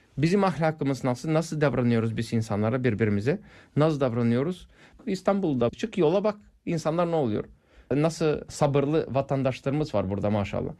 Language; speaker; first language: Turkish; non-native, fluent; English